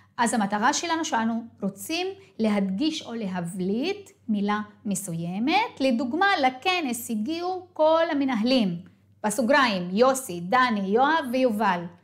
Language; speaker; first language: Hebrew; non-native, local second language; Arabic